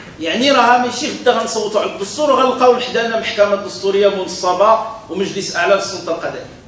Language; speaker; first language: Arabic; native; Arabic